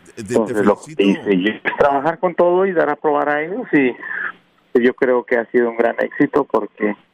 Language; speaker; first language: Spanish; non-native, local second language; Kʼicheʼ